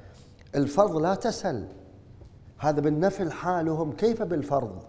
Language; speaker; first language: Arabic; native; Arabic